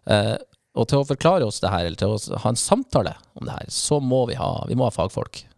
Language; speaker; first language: Norwegian; native; Norwegian